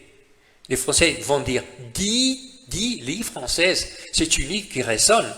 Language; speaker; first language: French; non-native, fluent; Spanish